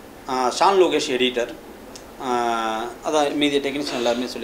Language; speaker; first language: Tamil; native; Tamil